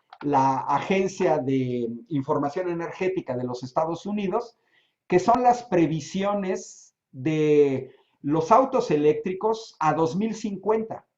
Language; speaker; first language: Spanish; native; Spanish